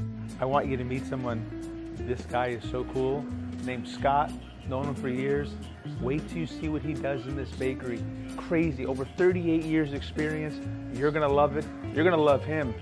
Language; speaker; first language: English; native; English